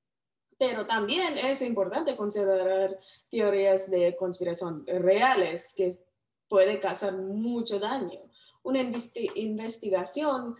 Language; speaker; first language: Spanish; non-native, learner; English